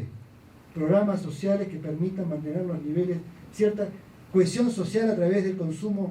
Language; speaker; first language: Spanish; native; Spanish